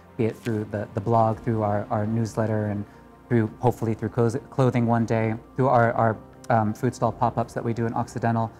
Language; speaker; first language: English; native; English